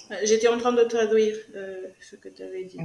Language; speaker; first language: French; non-native, fluent; Portuguese